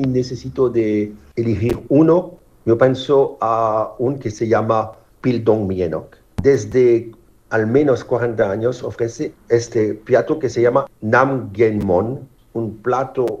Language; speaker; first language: Spanish; non-native, fluent; French